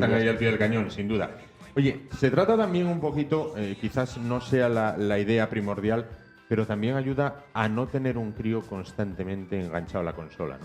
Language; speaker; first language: Spanish; native; Spanish